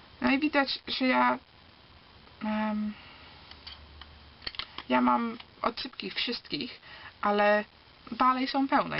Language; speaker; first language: Polish; early bilingual, heritage; Polish